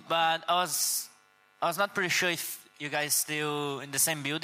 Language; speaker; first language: English; non-native, fluent; Portuguese